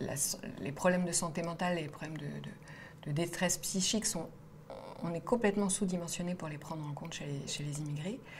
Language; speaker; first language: French; native; French